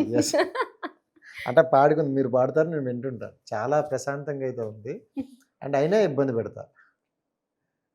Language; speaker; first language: Telugu; native; Telugu